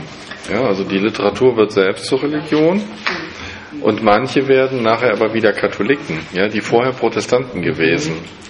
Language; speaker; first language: German; non-native, fluent; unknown